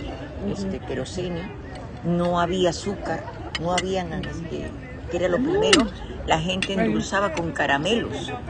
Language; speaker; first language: Spanish; native; Spanish